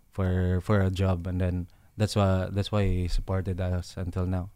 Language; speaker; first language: English; non-native, local second language; Hiligaynon